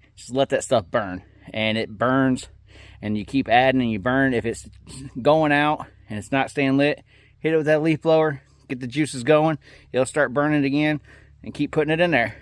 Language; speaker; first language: English; native; English